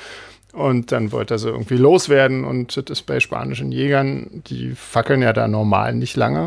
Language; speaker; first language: German; native; German